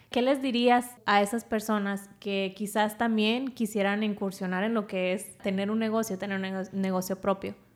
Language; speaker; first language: Spanish; early bilingual, heritage; Spanish